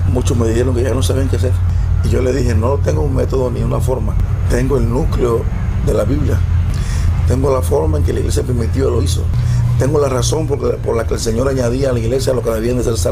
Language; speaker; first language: Spanish; native; Spanish